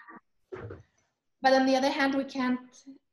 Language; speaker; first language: English; non-native, fluent; Greek